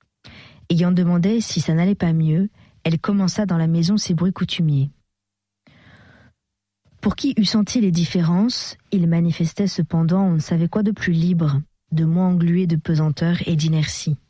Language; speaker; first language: French; native; French